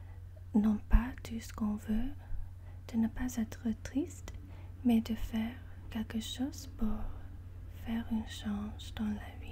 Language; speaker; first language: French; non-native, learner; English